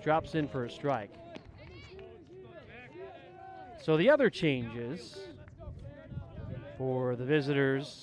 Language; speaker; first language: English; native; English